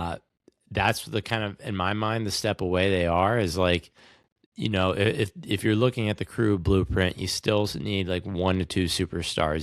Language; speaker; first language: English; native; English